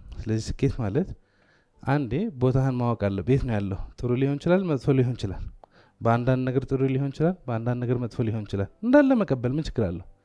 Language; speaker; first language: Amharic; non-native, local second language; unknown